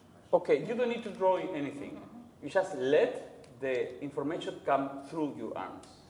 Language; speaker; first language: English; non-native, learner; Spanish